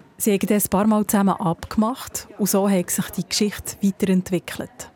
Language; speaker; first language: German; native; German